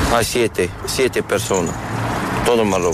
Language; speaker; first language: Spanish; non-native, learner; Arabic